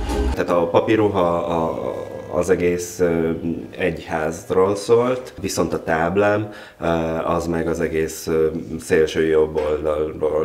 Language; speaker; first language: Hungarian; non-native, fluent; Italian